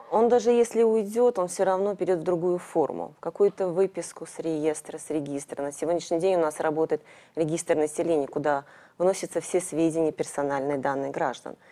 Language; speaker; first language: Russian; native; Russian